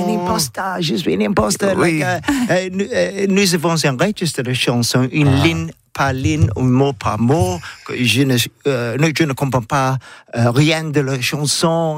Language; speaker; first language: French; non-native, learner; English